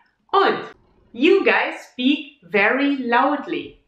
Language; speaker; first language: English; non-native, fluent; German